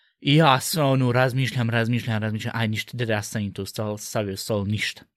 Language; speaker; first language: Bosnian; early bilingual, heritage; Bosnian